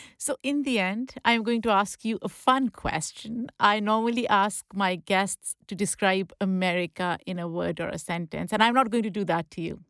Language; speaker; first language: English; non-native, local second language; Pashto